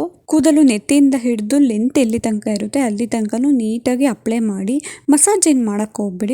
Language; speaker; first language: Kannada; native; Kannada